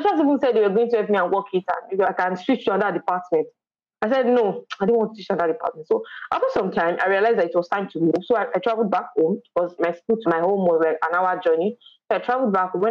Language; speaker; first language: English; non-native, local second language; Yoruba